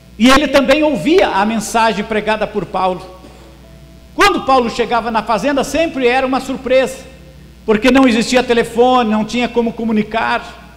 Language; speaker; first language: Portuguese; native; Portuguese